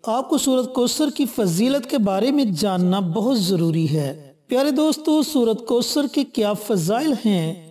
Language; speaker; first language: Urdu; native; Urdu